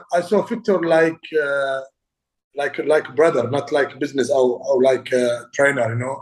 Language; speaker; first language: English; non-native, learner; Arabic